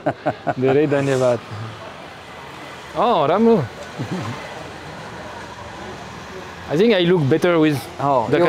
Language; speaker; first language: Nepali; non-native, learner; French